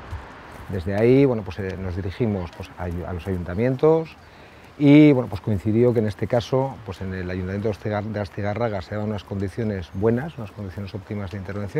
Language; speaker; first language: Spanish; native; Spanish